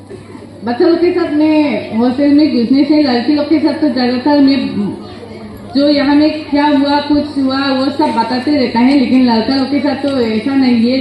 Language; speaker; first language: Hindi; non-native, local second language; Garo